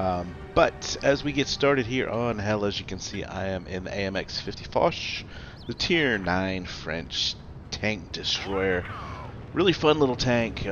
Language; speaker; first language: English; native; English